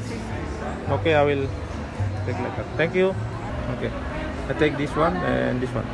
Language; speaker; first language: English; non-native, learner; Indonesian